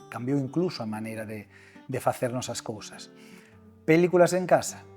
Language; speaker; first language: Galician; native; Galician